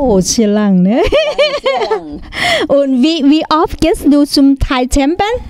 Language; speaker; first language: German; non-native, learner; Thai